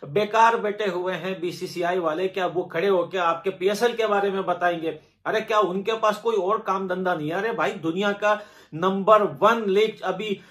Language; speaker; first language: Hindi; native; Hindi